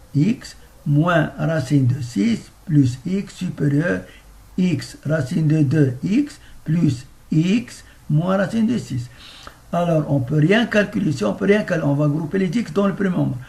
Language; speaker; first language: French; non-native, local second language; Arabic